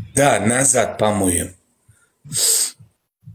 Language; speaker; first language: Russian; non-native, learner; Uzbek